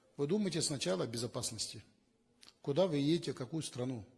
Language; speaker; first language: Russian; non-native, local second language; Kazakh